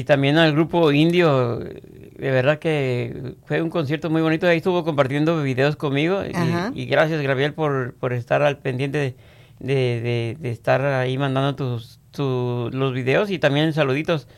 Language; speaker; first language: Spanish; native; Spanish